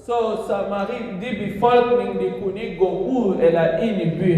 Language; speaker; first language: Danish; non-native, fluent; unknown